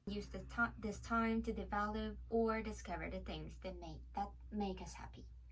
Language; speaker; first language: English; non-native, learner; Korean